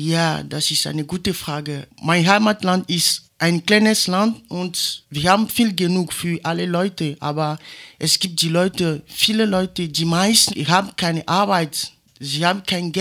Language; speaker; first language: German; non-native, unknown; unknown